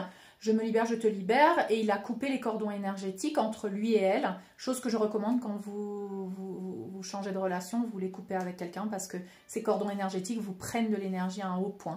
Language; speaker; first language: French; native; French